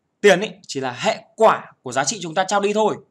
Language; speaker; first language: Vietnamese; native; Vietnamese